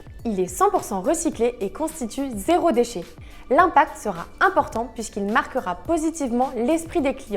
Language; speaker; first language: French; native; French